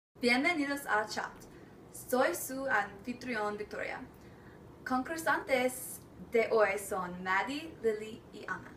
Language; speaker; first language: Spanish; non-native, learner; English